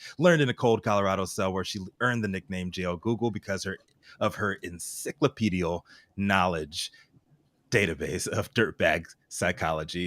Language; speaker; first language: English; native; English